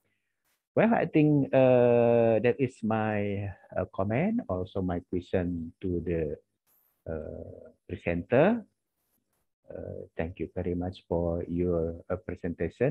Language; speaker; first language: English; non-native, learner; Indonesian